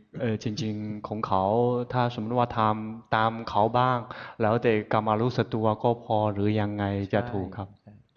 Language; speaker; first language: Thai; non-native, fluent; Chinese